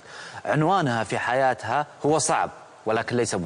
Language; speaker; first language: Arabic; native; Arabic